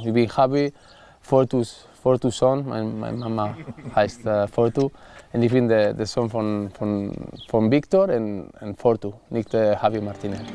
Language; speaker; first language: German; non-native, learner; Spanish